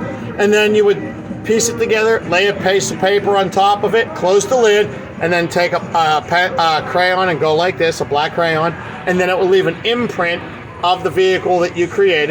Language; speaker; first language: English; native; English